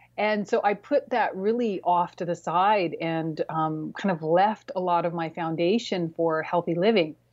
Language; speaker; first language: English; early bilingual, other home language; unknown